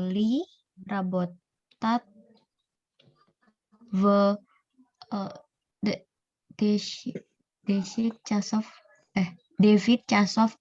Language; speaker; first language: Russian; non-native, learner; Indonesian